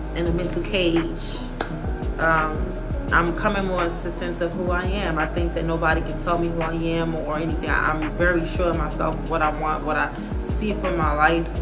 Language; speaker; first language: English; native; English